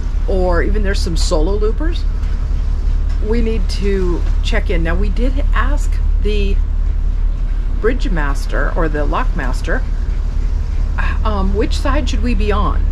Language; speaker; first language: English; native; English